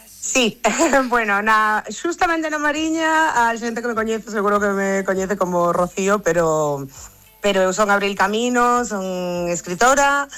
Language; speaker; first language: Galician; non-native, local second language; Spanish